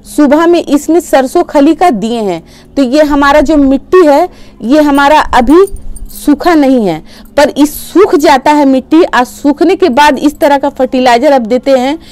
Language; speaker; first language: Hindi; native; Hindi